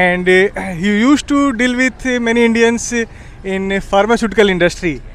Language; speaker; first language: English; non-native, local second language; Hindi